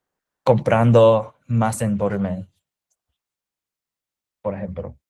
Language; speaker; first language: Spanish; non-native, fluent; Japanese